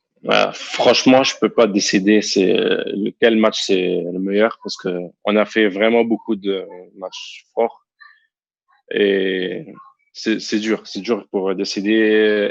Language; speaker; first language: French; non-native, learner; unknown